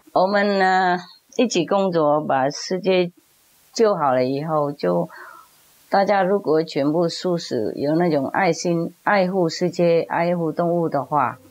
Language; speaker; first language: Chinese; non-native, fluent; Vietnamese